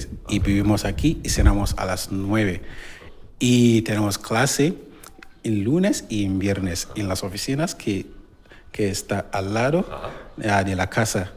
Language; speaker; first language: Spanish; non-native, learner; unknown